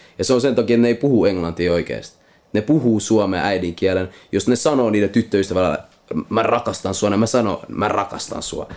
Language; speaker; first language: Finnish; non-native, local second language; Swedish